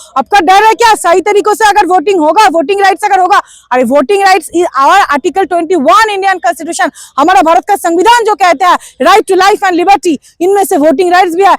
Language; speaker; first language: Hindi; non-native, local second language; Bangla